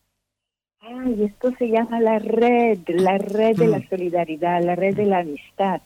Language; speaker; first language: Spanish; non-native, fluent; French